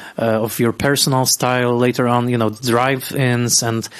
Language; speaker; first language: English; non-native, fluent; Polish